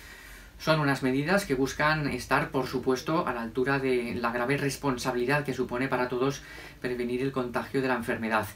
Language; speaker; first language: Spanish; native; Spanish